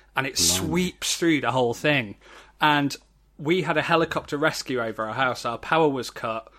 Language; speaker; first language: English; native; English